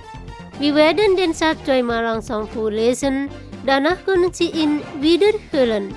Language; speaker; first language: German; non-native, fluent; Indonesian